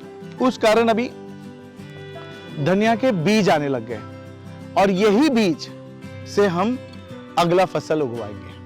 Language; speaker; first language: Hindi; non-native, local second language; Marathi